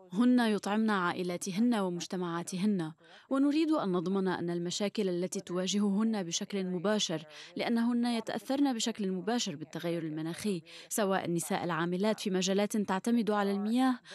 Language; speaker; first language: Arabic; early bilingual, other home language; Persian